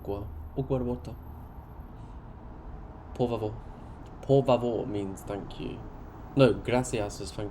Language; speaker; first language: Spanish; non-native, learner; English